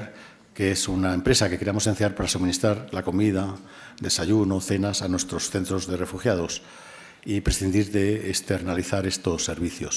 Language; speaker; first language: Spanish; native; Spanish